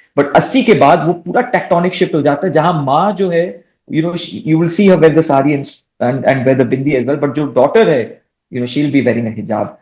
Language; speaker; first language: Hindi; non-native, local second language; Bangla